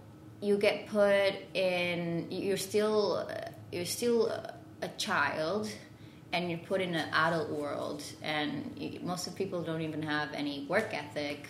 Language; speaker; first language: English; non-native, fluent; Portuguese